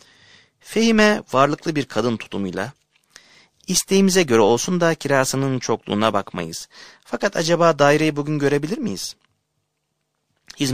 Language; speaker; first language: Turkish; native; Turkish